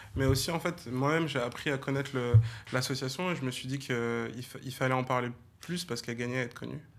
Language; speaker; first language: French; native; French